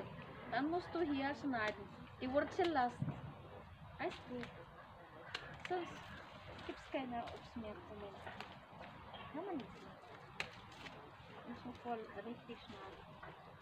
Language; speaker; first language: German; non-native, fluent; Cebuano